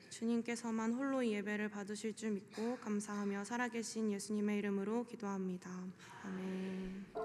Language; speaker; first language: Korean; native; Korean